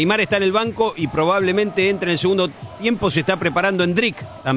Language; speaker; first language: Spanish; native; Spanish